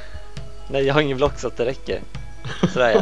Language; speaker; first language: Swedish; native; Swedish